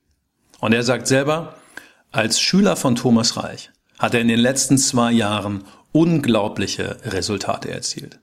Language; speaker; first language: German; native; German